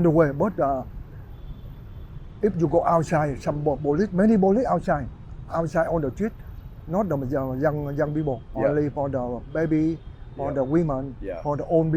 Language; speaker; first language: English; non-native, learner; Vietnamese